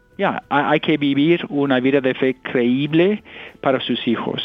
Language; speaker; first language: Spanish; non-native, fluent; English